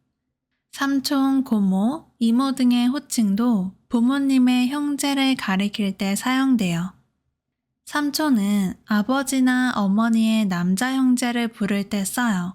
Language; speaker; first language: Korean; native; Korean